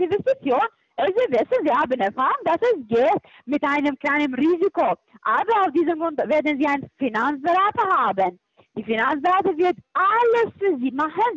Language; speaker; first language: German; non-native, fluent; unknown